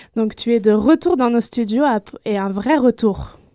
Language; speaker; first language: French; native; French